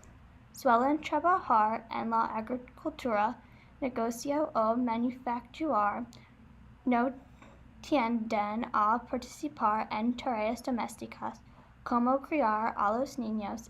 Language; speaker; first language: Spanish; non-native, learner; English